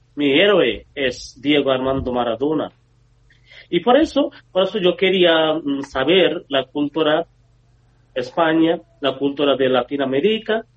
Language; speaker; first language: Spanish; non-native, learner; Bangla